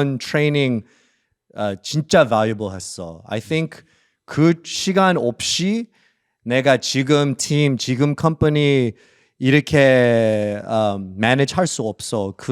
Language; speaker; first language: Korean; early bilingual, heritage; English